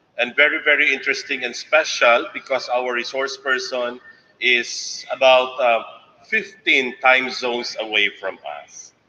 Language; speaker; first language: English; non-native, local second language; Cebuano